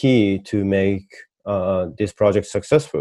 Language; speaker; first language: English; non-native, fluent; Japanese